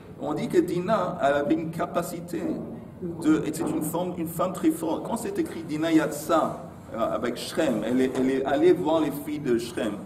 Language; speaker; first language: French; native; French